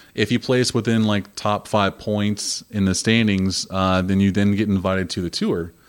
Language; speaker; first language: English; native; English